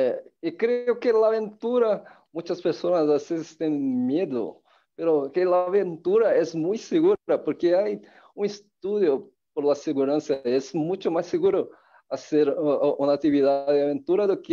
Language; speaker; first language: Spanish; non-native, fluent; Portuguese